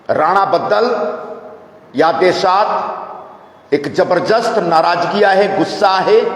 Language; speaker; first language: Hindi; native; Hindi